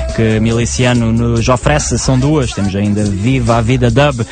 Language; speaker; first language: Portuguese; native; Portuguese